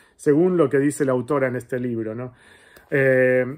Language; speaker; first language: Spanish; native; Spanish